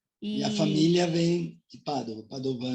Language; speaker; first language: Portuguese; non-native, fluent; Italian